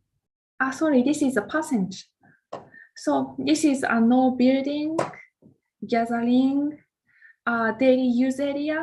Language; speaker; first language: English; non-native, learner; Japanese